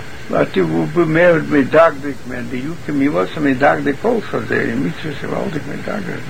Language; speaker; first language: English; non-native, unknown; Yiddish